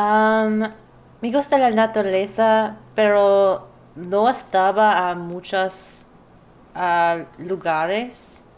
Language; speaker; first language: Spanish; non-native, learner; English